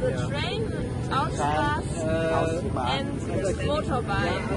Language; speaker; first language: English; non-native, fluent; German